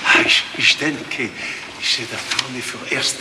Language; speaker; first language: German; non-native, learner; French